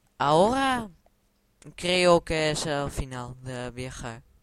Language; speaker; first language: Spanish; non-native, learner; Dutch